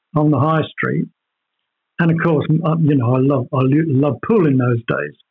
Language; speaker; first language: English; native; English